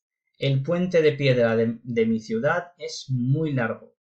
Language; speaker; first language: Spanish; non-native, fluent; Urdu